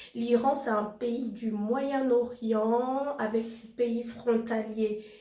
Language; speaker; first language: French; native; French